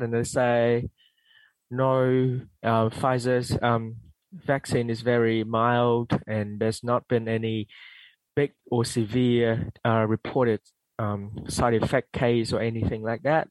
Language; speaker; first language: English; non-native, fluent; Vietnamese